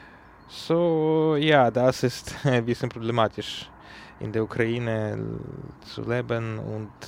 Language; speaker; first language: German; non-native, learner; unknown